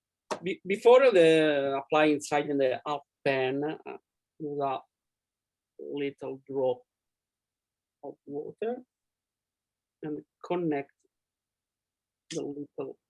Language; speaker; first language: English; non-native, learner; Italian